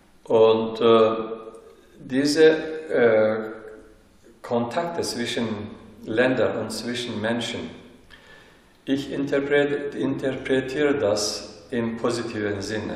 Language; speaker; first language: German; non-native, fluent; Turkish